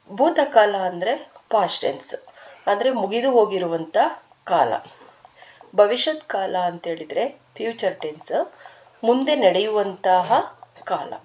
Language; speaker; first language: Kannada; native; Kannada